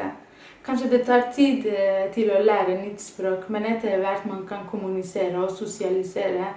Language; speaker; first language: Norwegian; non-native, fluent; Kurdish